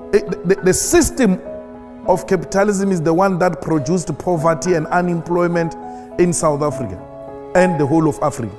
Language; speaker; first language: English; non-native, local second language; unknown